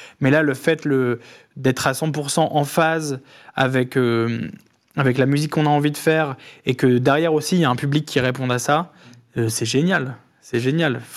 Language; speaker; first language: French; native; French